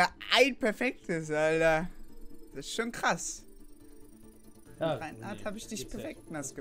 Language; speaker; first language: German; native; German